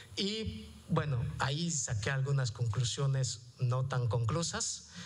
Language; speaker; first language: Spanish; non-native, local second language; Yucateco